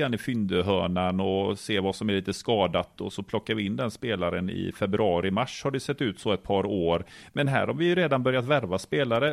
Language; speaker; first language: Swedish; native; Swedish